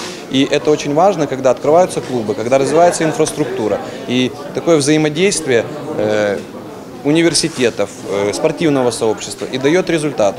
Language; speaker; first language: Russian; native; Russian